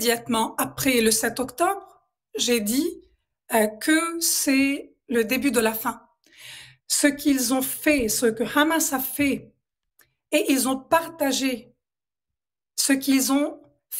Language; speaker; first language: French; non-native, local second language; Arabic